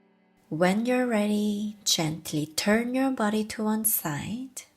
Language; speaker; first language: English; non-native, fluent; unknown